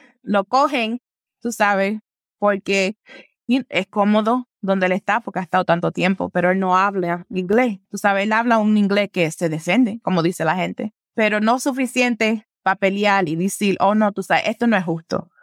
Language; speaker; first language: Spanish; early bilingual, heritage; Spanish